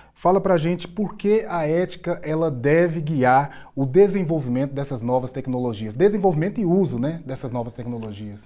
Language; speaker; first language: Portuguese; native; Portuguese